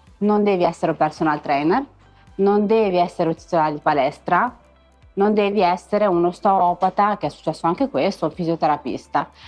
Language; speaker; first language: Italian; early bilingual, other home language; Arabic